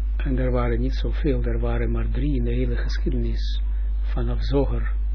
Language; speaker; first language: Dutch; non-native, fluent; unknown